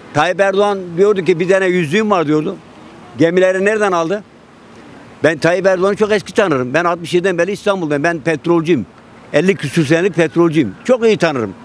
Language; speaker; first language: Turkish; native; Turkish